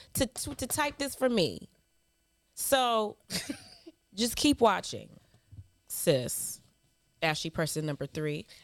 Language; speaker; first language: English; early bilingual, other home language; Yoruba